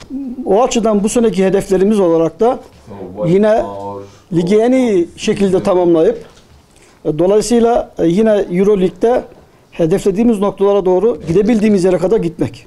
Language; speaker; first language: Turkish; native; Turkish